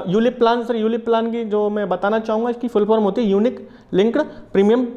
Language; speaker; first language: Hindi; native; Hindi